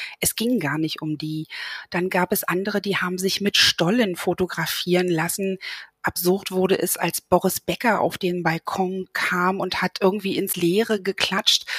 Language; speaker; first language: German; native; German